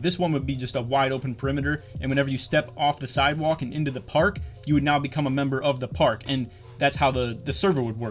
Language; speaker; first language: English; native; English